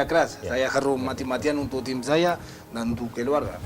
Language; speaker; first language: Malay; non-native, learner; Spanish